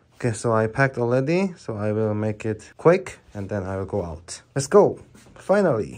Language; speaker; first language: English; non-native, fluent; Korean